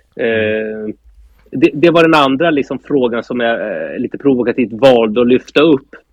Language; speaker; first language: Swedish; native; Swedish